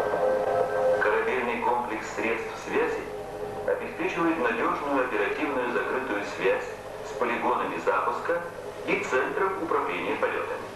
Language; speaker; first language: Russian; native; Russian